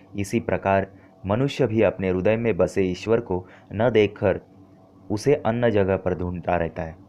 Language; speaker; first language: Hindi; non-native, local second language; Marathi